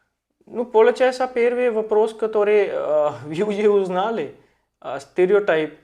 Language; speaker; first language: Russian; non-native, learner; Hindi